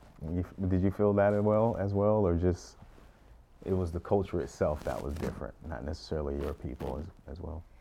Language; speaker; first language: English; native; English